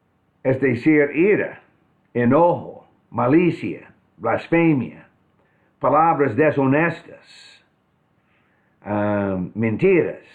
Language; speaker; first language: Spanish; non-native, fluent; English